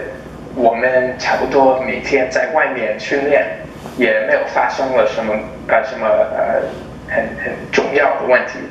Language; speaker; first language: Chinese; non-native, fluent; English